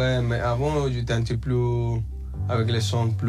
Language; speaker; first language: French; early bilingual, other home language; Spanish